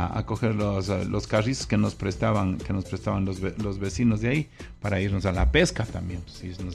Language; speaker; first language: Spanish; native; Spanish